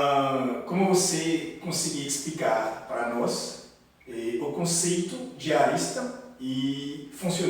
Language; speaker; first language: Portuguese; non-native, learner; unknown